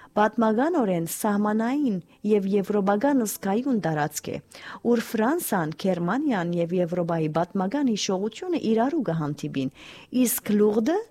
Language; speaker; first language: Armenian; early bilingual, heritage; Armenian